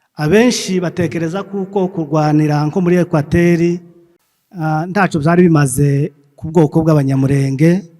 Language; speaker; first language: Kinyarwanda; native; Kinyarwanda